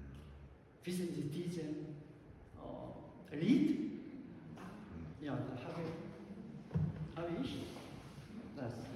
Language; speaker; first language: German; non-native, learner; Korean